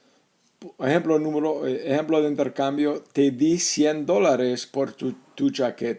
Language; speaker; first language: Spanish; non-native, fluent; English